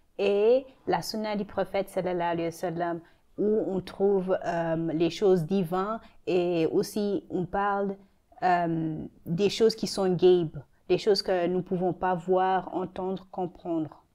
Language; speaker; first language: French; non-native, fluent; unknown